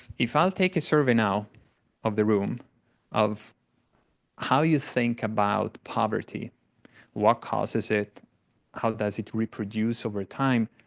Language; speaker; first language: English; non-native, fluent; Italian